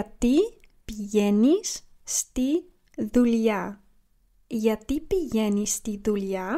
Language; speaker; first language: Greek; non-native, learner; English